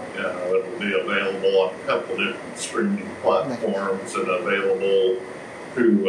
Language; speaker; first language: English; native; English